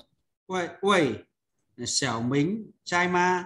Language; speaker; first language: Chinese; non-native, fluent; Vietnamese